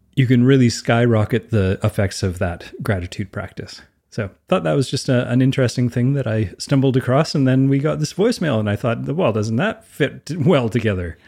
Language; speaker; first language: English; native; English